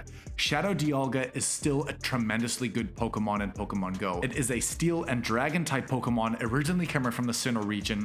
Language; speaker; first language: English; native; English